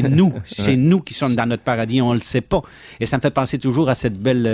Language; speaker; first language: French; native; French